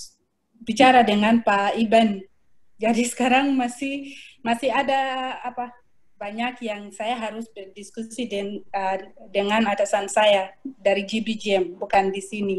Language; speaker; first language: Indonesian; non-native, learner; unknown